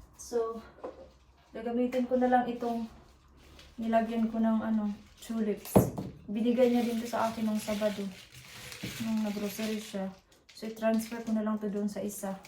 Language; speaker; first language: Filipino; native; Filipino